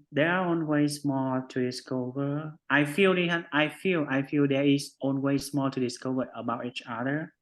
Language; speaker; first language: English; non-native, fluent; Vietnamese